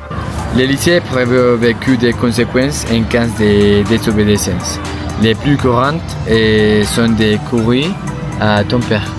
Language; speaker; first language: French; non-native, learner; Spanish